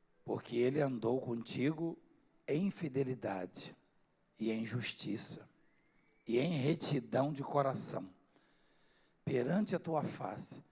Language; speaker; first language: Portuguese; native; Portuguese